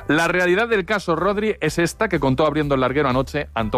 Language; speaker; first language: Spanish; native; Spanish